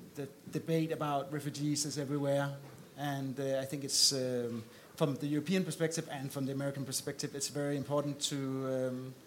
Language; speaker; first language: English; non-native, fluent; Danish